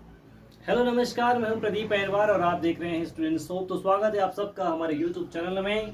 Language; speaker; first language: Hindi; native; Hindi